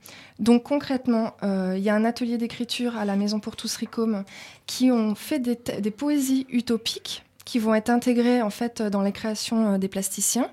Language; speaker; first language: French; native; French